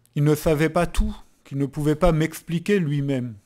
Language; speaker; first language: French; native; French